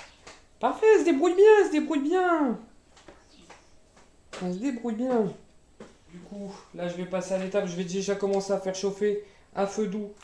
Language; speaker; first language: French; native; French